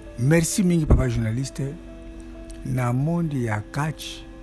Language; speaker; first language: Lingala; non-native, local second language; Kongo